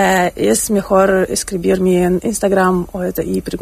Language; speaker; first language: Spanish; non-native, learner; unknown